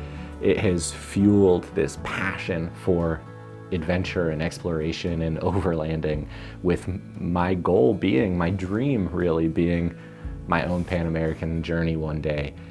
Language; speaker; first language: English; native; English